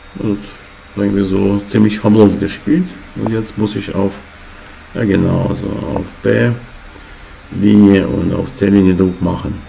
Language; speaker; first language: German; non-native, fluent; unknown